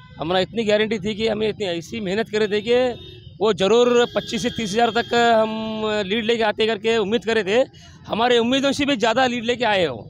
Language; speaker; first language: Hindi; native; Hindi